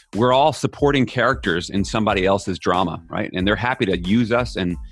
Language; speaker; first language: English; native; English